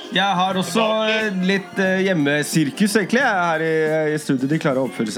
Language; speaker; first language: Norwegian; native; Norwegian